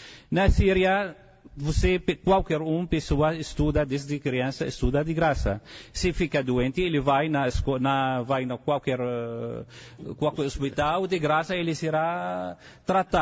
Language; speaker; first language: Portuguese; non-native, fluent; Arabic